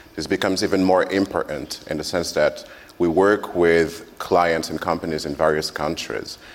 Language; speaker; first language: English; non-native, fluent; French